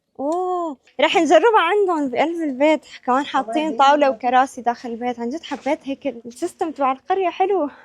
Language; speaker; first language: Arabic; native; Arabic